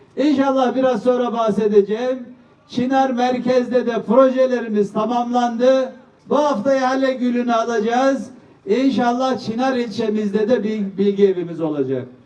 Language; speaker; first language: Turkish; native; Turkish